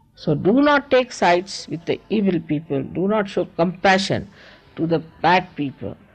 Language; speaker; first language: English; non-native, local second language; Marathi